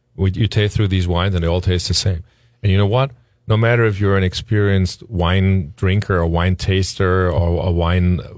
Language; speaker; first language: English; non-native, fluent; German